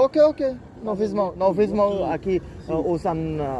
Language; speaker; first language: Portuguese; non-native, learner; Bangla